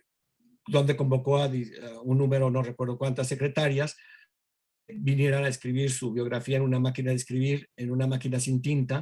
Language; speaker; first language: Spanish; native; Spanish